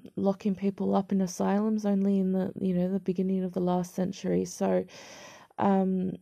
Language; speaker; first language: English; native; English